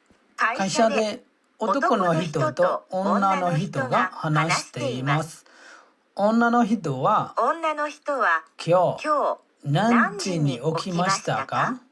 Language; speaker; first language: Japanese; non-native, fluent; Burmese